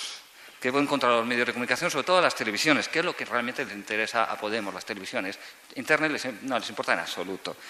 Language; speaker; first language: Spanish; native; Spanish